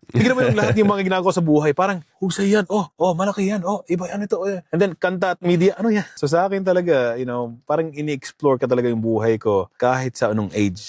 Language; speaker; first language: Filipino; early bilingual, heritage; Filipino